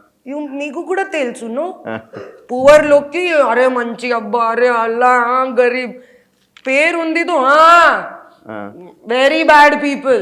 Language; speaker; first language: Telugu; non-native, local second language; Hindi